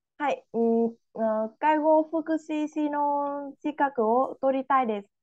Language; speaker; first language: Japanese; non-native, learner; Vietnamese